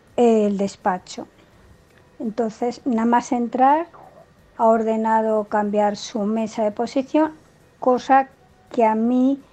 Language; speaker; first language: Spanish; native; Spanish